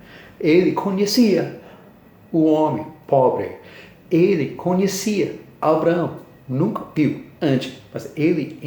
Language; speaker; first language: Portuguese; non-native, learner; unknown